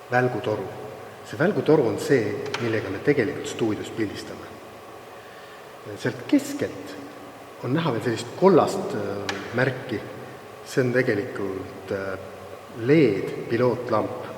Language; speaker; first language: Estonian; native; Estonian